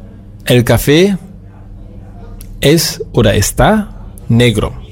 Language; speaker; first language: Spanish; non-native, fluent; German